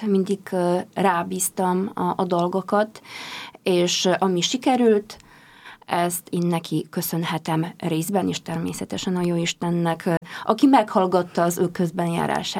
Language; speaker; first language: Hungarian; non-native, fluent; Polish